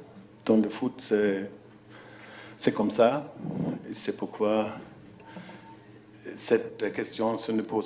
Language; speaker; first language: French; non-native, fluent; German